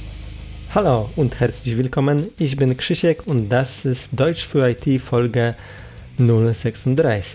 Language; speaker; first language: German; non-native, fluent; Polish